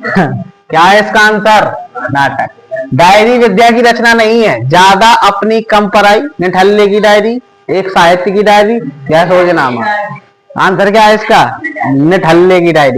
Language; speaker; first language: Hindi; native; Hindi